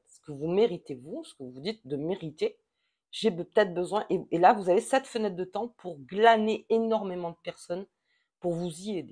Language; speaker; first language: French; native; French